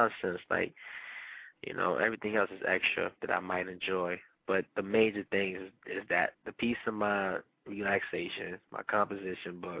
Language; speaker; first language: English; non-native, fluent; Spanish